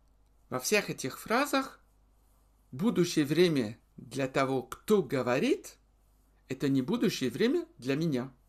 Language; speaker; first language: Russian; non-native, fluent; French